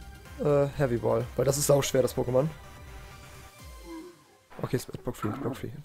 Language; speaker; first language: German; native; German